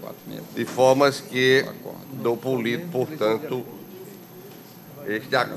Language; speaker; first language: Portuguese; native; Portuguese